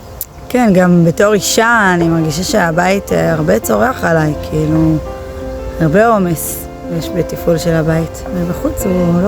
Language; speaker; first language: Hebrew; native; Hebrew